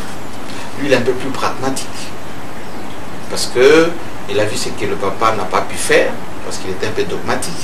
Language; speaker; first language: French; non-native, local second language; Luba-Lulua